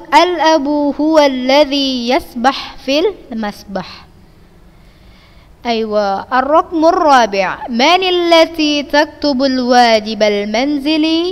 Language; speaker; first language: Arabic; non-native, fluent; Indonesian